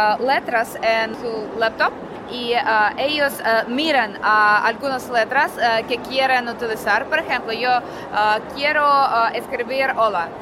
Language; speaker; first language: Spanish; non-native, learner; Russian